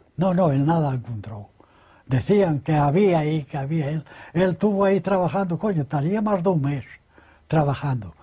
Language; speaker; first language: Asturian; native; Asturian